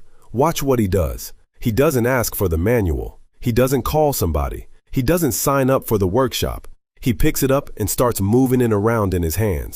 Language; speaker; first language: English; native; English